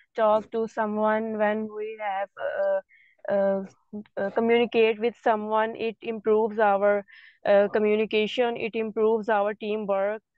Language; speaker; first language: English; non-native, local second language; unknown